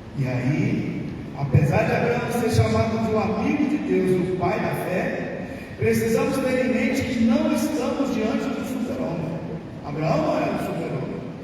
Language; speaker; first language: Portuguese; native; Portuguese